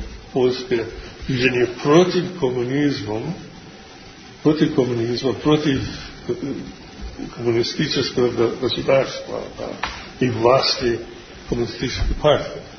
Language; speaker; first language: Russian; non-native, fluent; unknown